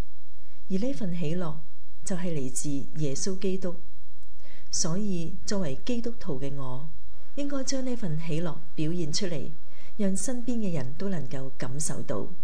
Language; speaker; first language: Chinese; native; Chinese